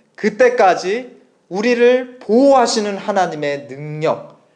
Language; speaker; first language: Korean; native; Korean